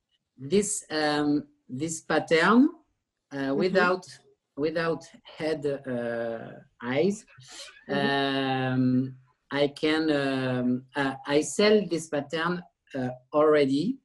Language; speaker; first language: English; non-native, learner; French